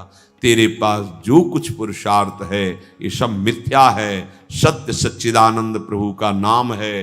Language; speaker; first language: Hindi; native; Hindi